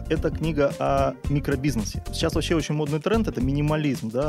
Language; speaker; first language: Russian; native; Russian